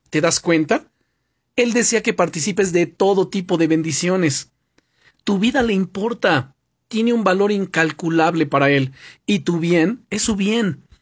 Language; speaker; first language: Spanish; native; Spanish